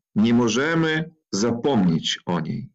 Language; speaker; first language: Polish; non-native, fluent; Ukrainian